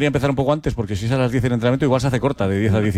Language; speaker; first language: Spanish; native; Spanish